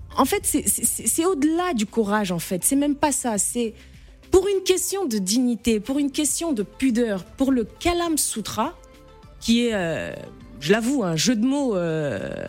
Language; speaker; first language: French; non-native, local second language; Arabic